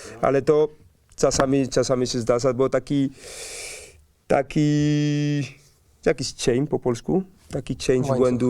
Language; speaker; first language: Polish; non-native, learner; Spanish